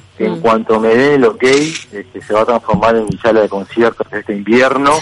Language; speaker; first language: Spanish; native; Spanish